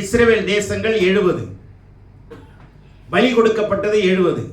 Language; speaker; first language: Tamil; native; Tamil